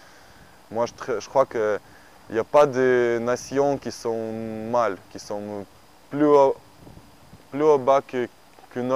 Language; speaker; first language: French; non-native, learner; Ukrainian